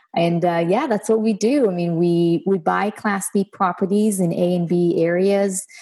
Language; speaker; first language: English; non-native, fluent; Hebrew